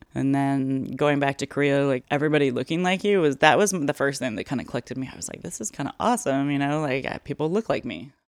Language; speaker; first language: English; early bilingual, other home language; Korean